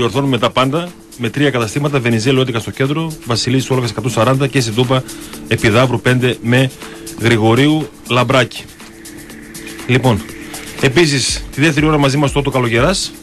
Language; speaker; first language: Greek; native; Greek